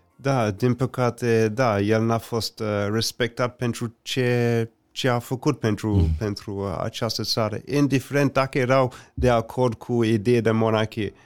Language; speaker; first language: Romanian; non-native, fluent; English